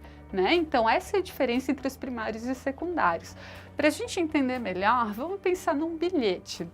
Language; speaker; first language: Portuguese; native; Portuguese